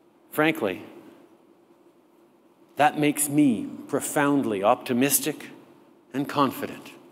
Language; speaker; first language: English; early bilingual, other home language; French